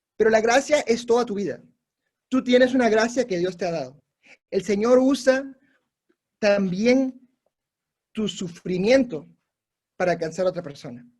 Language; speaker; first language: Spanish; non-native, local second language; English